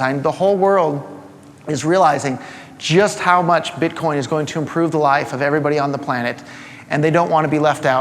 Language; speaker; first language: English; native; English